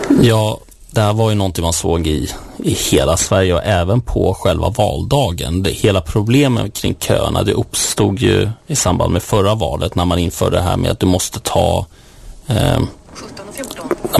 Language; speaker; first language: Swedish; native; Swedish